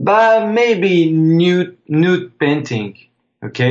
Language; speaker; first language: English; non-native, fluent; French